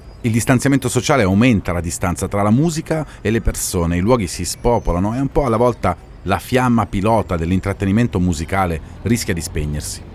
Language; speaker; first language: Italian; native; Italian